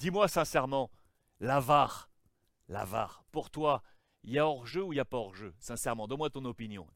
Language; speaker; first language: French; native; French